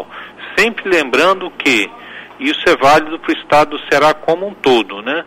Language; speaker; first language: Portuguese; native; Portuguese